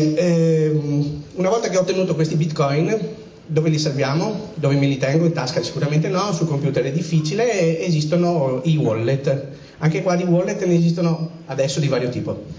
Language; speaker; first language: Italian; native; Italian